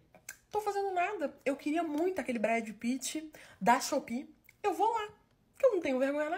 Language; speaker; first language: Portuguese; native; Portuguese